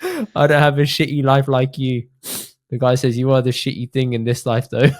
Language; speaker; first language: English; early bilingual, other home language; Punjabi